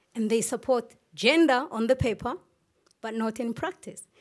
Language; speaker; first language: English; non-native, local second language; Kinyarwanda